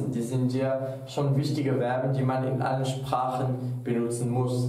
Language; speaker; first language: German; non-native, fluent; French